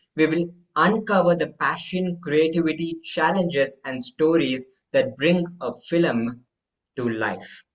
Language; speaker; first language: English; non-native, local second language; Kannada